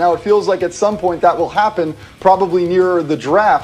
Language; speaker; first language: English; native; English